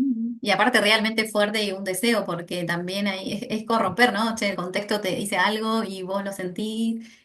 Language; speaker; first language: Spanish; native; Spanish